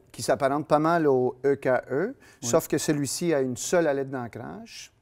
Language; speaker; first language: French; native; French